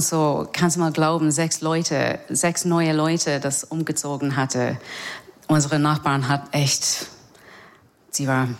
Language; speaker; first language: German; non-native, learner; English